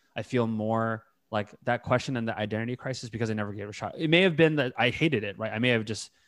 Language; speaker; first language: English; native; English